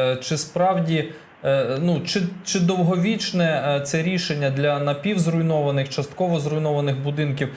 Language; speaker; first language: Ukrainian; native; Ukrainian